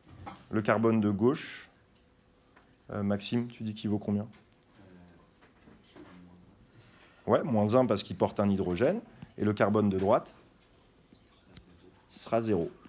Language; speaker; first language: French; native; French